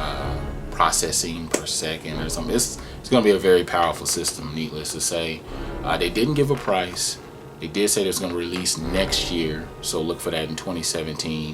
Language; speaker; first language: English; native; English